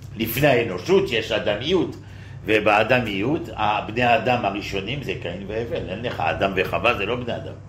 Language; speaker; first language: Hebrew; non-native, fluent; French